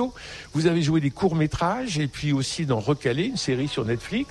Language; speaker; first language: French; native; French